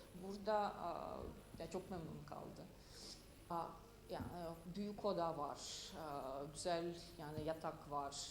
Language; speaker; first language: Turkish; non-native, fluent; Russian